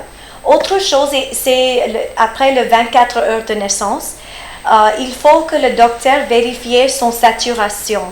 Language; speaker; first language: French; early bilingual, heritage; French